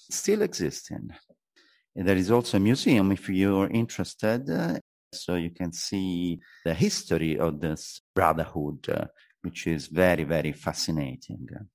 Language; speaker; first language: English; non-native, fluent; Italian